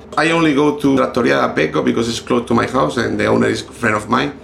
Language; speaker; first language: English; non-native, learner; Spanish